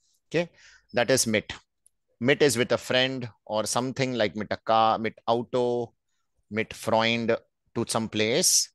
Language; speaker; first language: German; non-native, fluent; Hindi